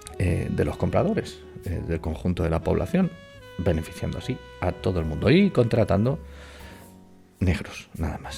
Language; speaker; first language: Spanish; native; Spanish